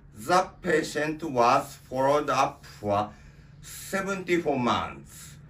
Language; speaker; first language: English; non-native, learner; Japanese